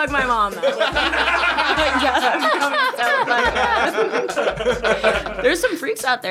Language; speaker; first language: English; native; English